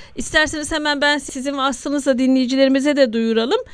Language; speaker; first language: Turkish; native; Turkish